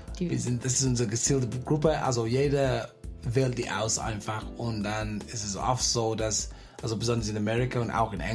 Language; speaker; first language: German; non-native, fluent; English